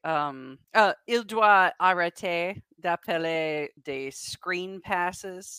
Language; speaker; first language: French; non-native, learner; English